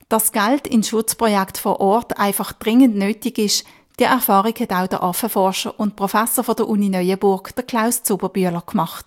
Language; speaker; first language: German; native; German